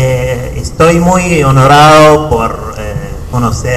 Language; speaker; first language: Spanish; non-native, fluent; Arabic